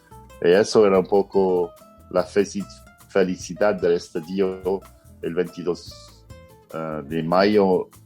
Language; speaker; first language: Spanish; non-native, fluent; English